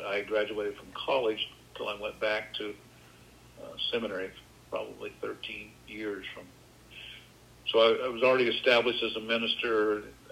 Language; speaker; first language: English; native; English